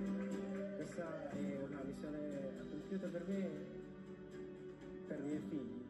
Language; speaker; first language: Italian; non-native, fluent; Filipino